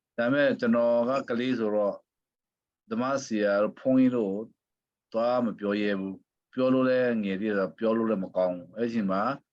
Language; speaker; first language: Burmese; non-native, local second language; Hakha Chin